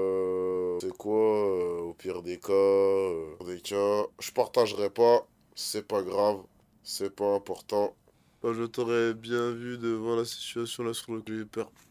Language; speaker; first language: French; native; French